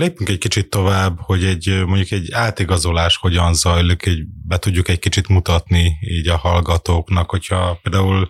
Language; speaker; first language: Hungarian; native; Hungarian